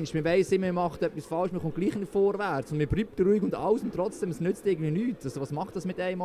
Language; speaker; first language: German; native; German